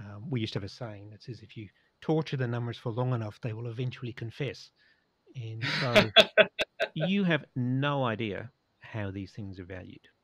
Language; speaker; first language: English; native; English